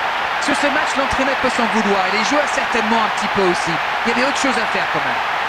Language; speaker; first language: French; native; French